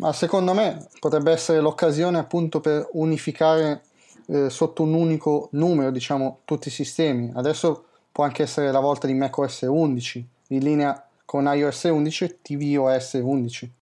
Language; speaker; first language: Italian; native; Italian